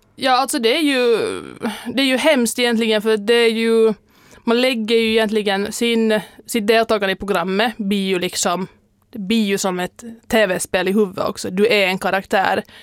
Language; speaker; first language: Swedish; native; Swedish